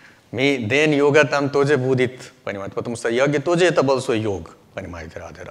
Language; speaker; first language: Russian; non-native, learner; Hindi